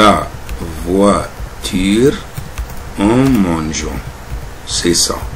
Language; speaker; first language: French; non-native, fluent; Arabic